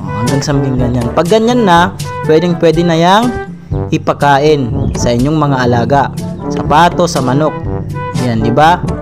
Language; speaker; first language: Filipino; non-native, local second language; Waray